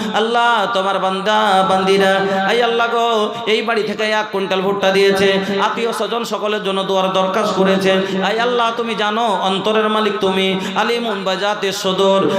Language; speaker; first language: Bangla; non-native, local second language; Bhojpuri